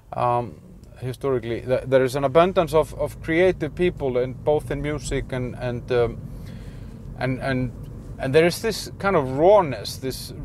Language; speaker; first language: English; non-native, fluent; Icelandic